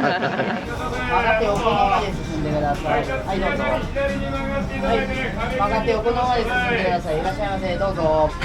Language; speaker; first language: Japanese; native; Japanese